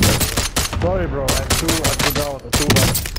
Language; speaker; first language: English; non-native, learner; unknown